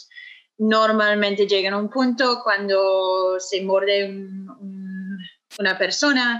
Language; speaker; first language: Spanish; non-native, fluent; English